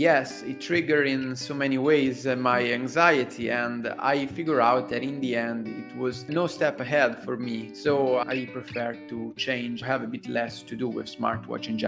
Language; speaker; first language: English; non-native, fluent; Italian